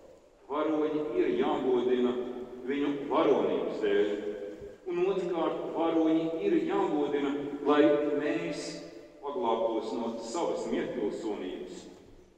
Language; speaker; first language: Latvian; native; Latvian